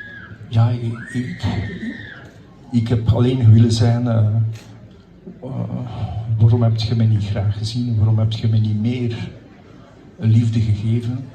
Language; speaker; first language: Dutch; early bilingual, other home language; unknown